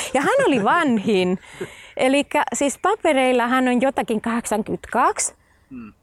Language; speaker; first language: Finnish; non-native, fluent; Spanish